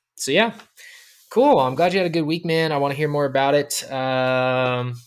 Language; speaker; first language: English; native; English